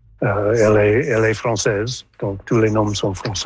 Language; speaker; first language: French; non-native, local second language; English